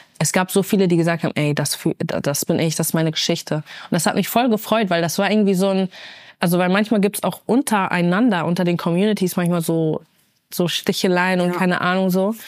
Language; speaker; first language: German; native; German